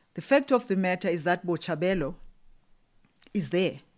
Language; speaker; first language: English; non-native, local second language; Xhosa